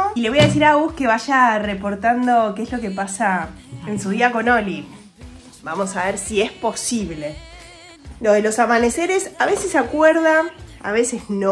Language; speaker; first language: Spanish; native; Spanish